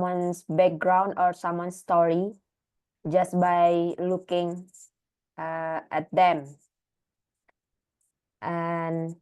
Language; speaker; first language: English; non-native, learner; Indonesian